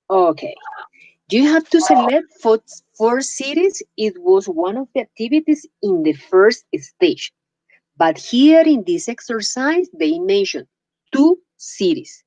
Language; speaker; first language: English; non-native, fluent; Spanish